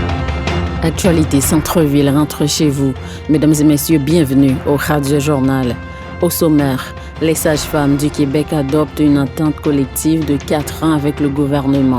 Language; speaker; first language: French; native; French